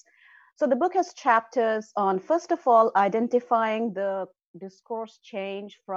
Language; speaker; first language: English; non-native, local second language; Assamese